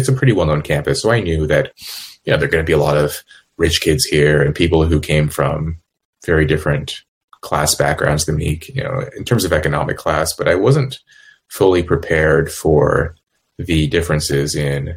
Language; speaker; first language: English; native; English